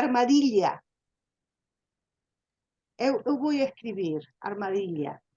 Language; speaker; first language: Portuguese; non-native, learner; Spanish